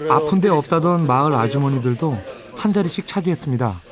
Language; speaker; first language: Korean; native; Korean